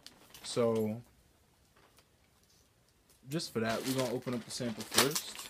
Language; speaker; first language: English; native; English